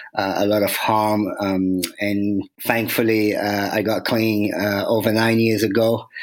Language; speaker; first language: English; non-native, fluent; Portuguese